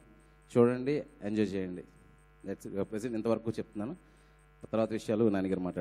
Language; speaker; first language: Telugu; native; Telugu